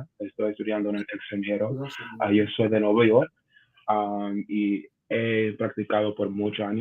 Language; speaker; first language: Spanish; non-native, learner; English